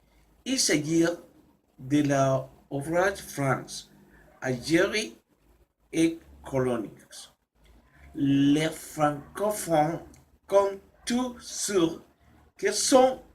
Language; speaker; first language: French; non-native, learner; Spanish